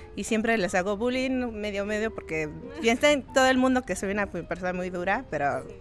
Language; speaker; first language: Spanish; early bilingual, heritage; Spanish